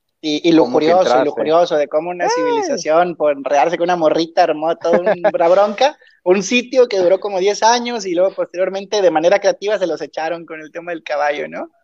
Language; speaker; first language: Spanish; native; Spanish